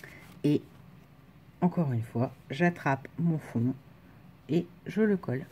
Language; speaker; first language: French; native; French